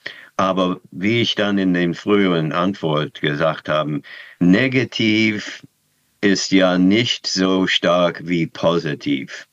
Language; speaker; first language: German; non-native, fluent; English